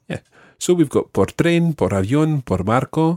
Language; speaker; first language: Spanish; non-native, fluent; English